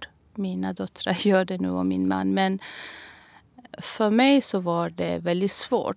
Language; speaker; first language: Swedish; non-native, fluent; Persian